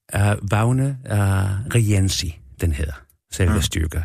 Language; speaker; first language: Danish; non-native, fluent; Spanish